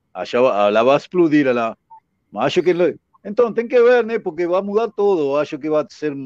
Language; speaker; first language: Portuguese; non-native, fluent; Spanish